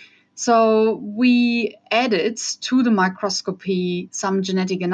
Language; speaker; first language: English; non-native, fluent; German